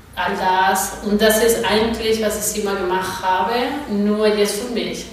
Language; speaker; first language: German; non-native, fluent; Spanish